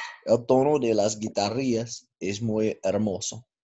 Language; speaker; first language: Spanish; non-native, learner; English